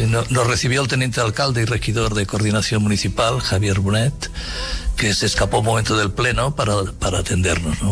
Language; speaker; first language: Spanish; native; Spanish